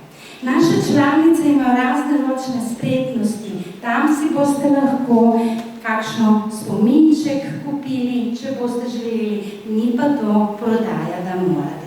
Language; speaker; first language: Slovenian; native; Slovenian